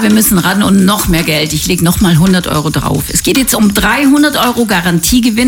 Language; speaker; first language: German; native; German